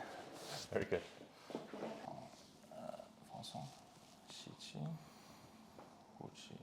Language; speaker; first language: Chinese; non-native, fluent; English